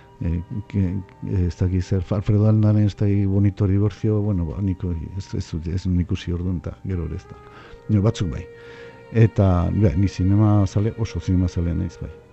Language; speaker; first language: Basque; native; Basque